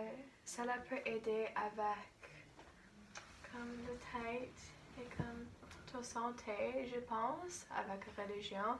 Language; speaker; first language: French; non-native, learner; English